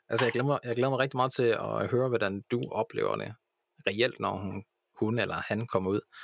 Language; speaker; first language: Danish; early bilingual, other home language; English